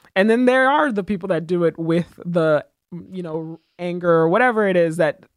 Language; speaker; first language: English; early bilingual, other home language; Haitian Creole